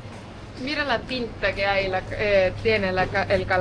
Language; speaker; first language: Spanish; non-native, fluent; Estonian